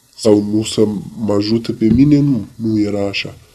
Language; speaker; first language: Romanian; non-native, learner; Arabic